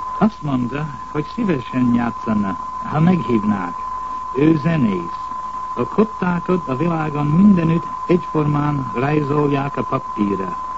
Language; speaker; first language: Hungarian; non-native, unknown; English